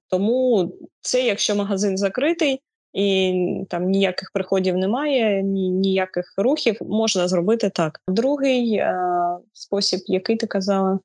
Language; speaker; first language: Ukrainian; non-native, local second language; Russian